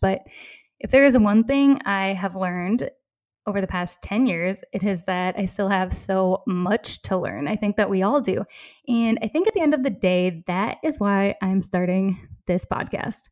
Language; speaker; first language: English; native; English